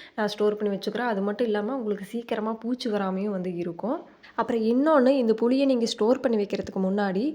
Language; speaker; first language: Tamil; native; Tamil